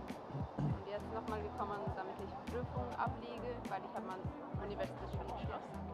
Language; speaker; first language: German; non-native, learner; Azerbaijani